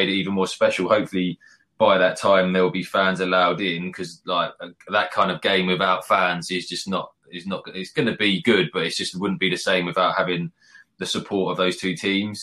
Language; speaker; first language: English; native; English